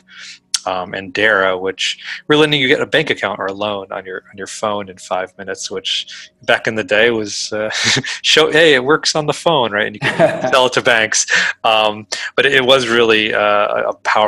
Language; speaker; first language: English; native; English